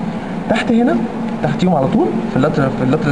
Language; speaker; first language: Arabic; native; Arabic